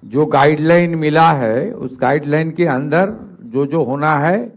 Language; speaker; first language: Hindi; non-native, local second language; Bangla